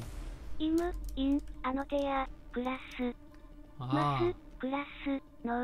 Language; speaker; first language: English; non-native, learner; Japanese